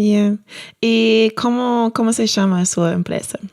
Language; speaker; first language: Portuguese; non-native, learner; English